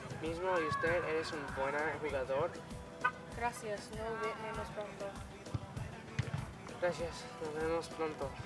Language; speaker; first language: Spanish; non-native, learner; English